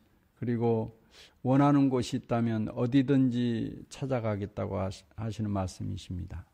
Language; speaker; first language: Korean; native; Korean